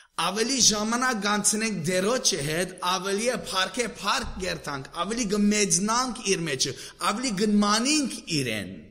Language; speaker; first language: Armenian; early bilingual, heritage; Armenian